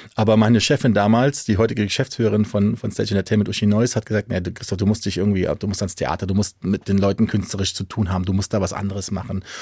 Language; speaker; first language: German; native; German